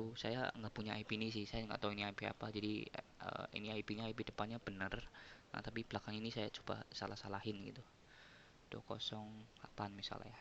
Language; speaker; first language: Indonesian; native; Indonesian